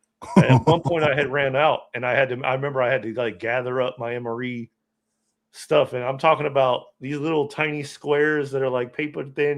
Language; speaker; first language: English; native; English